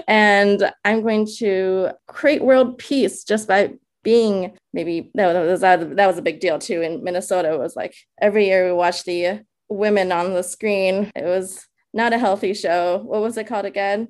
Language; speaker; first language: English; early bilingual, other home language; Chinese